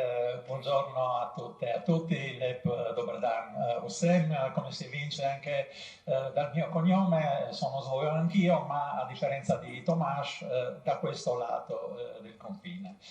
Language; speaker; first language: Italian; non-native, local second language; Slovenian